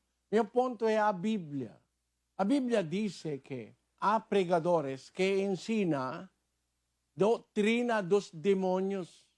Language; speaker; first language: Portuguese; non-native, learner; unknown